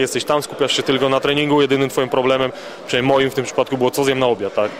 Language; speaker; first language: Polish; native; Polish